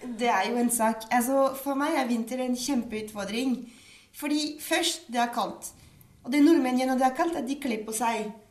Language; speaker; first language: Norwegian; non-native, fluent; French